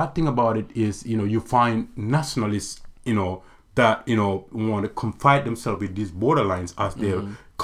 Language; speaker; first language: English; non-native, local second language; Mandingo